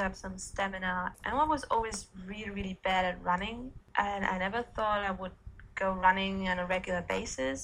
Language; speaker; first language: English; non-native, fluent; German